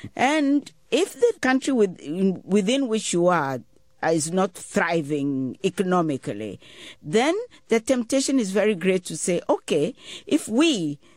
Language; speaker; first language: English; non-native, local second language; Ewe